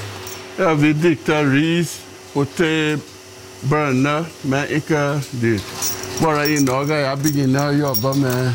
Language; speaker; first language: Norwegian; non-native, learner; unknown